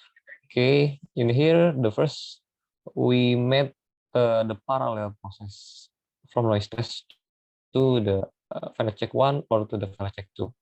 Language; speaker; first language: English; non-native, learner; Indonesian